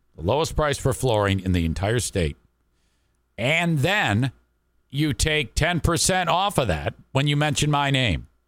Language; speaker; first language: English; native; English